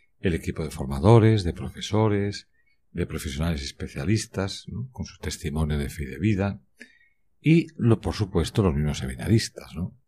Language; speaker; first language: Spanish; native; Spanish